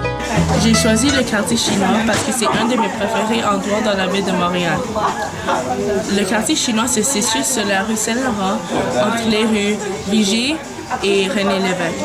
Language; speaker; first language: French; non-native, local second language; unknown